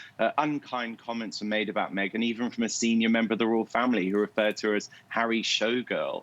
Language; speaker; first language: English; native; English